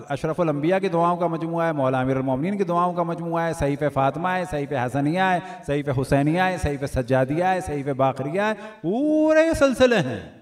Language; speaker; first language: Urdu; native; Urdu